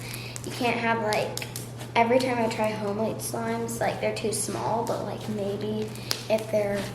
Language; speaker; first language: English; native; English